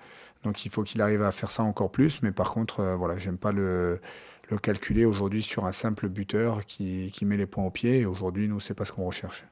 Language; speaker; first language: French; native; French